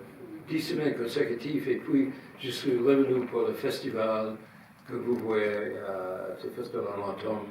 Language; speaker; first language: French; non-native, fluent; English